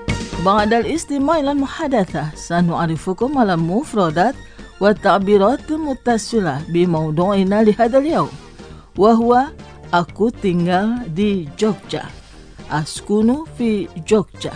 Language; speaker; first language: Arabic; non-native, fluent; Indonesian